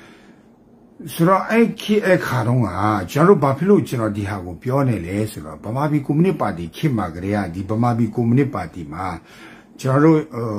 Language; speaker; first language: Burmese; non-native, local second language; Kachin